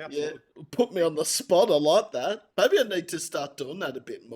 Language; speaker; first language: English; native; English